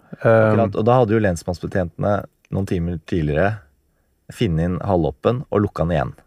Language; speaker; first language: Norwegian; native; Norwegian